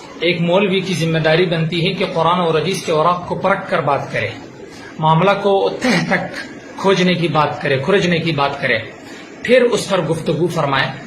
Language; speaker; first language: Urdu; non-native, local second language; Pashto